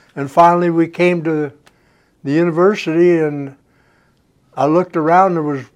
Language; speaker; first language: English; native; English